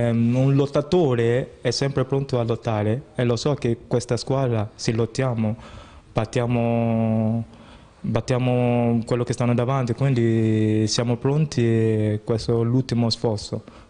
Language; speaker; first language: Italian; non-native, fluent; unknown